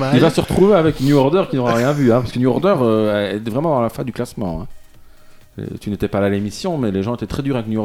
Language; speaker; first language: French; native; French